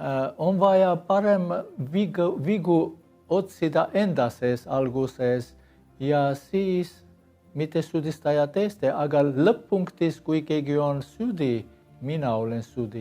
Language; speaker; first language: Estonian; non-native, learner; Armenian